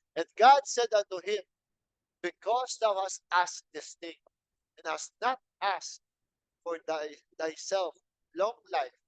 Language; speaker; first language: English; non-native, local second language; Filipino